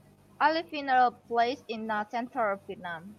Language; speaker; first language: English; non-native, learner; Vietnamese